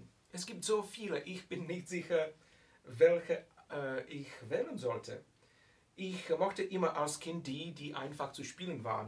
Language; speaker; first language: German; non-native, fluent; Czech